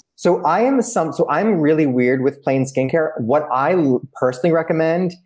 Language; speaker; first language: English; early bilingual, other home language; Italian